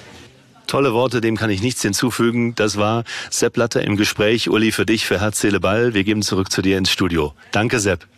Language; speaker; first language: German; native; German